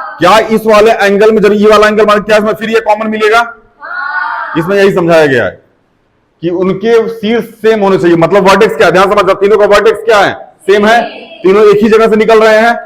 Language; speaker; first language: Hindi; native; Hindi